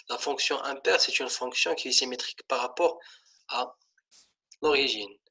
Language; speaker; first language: French; non-native, local second language; Arabic